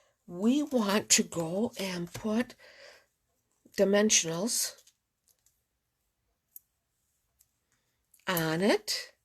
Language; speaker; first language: English; native; English